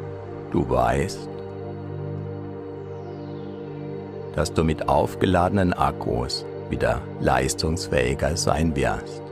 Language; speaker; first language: German; native; German